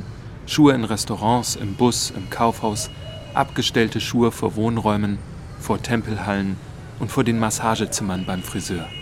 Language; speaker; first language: German; native; German